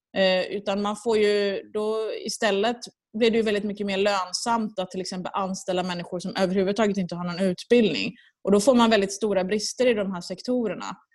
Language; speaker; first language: Swedish; early bilingual, other home language; Persian